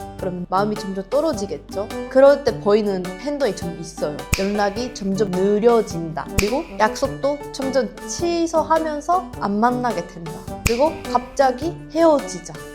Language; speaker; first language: Korean; non-native, fluent; Japanese